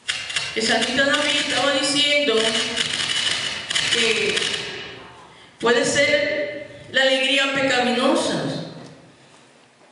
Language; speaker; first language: Spanish; native; Spanish